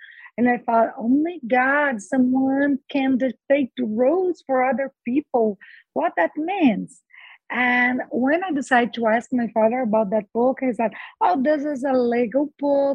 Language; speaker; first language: English; non-native, fluent; Portuguese